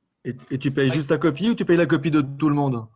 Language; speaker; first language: French; native; French